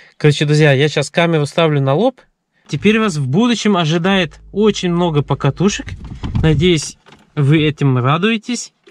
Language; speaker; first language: Russian; early bilingual, heritage; Russian